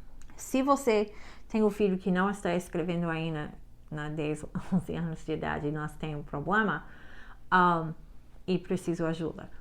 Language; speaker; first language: Portuguese; non-native, learner; English